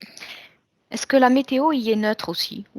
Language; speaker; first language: French; native; French